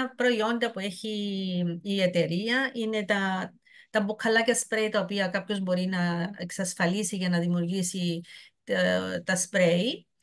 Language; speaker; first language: Greek; native; Greek